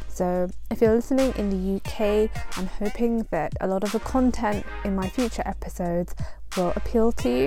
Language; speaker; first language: English; non-native, local second language; Punjabi